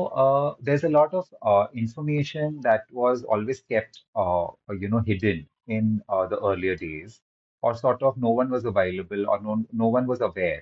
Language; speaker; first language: English; non-native, local second language; Hindi